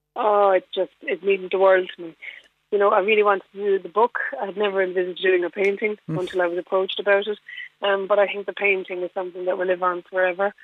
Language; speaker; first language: English; native; English